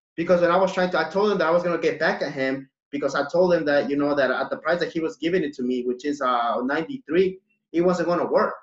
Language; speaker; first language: English; early bilingual, other home language; Spanish